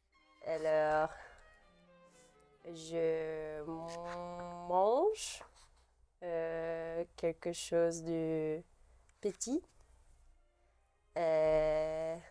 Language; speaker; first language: French; non-native, learner; English